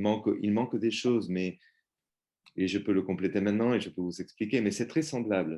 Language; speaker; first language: French; non-native, fluent; Spanish